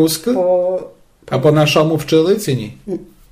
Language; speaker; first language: Polish; non-native, local second language; Rusyn